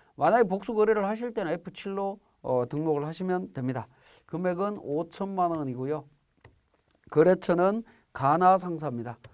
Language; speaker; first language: Korean; native; Korean